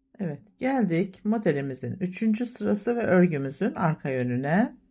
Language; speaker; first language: Turkish; native; Turkish